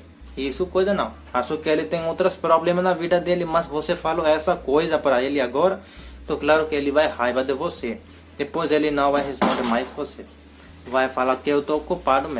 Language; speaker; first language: Portuguese; non-native, learner; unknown